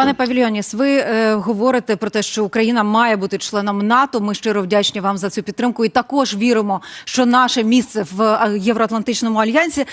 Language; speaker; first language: Ukrainian; native; Ukrainian